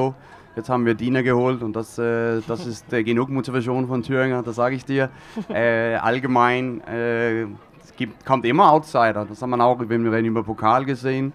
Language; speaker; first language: German; non-native, fluent; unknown